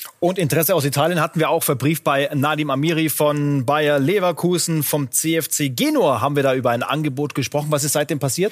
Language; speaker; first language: German; native; German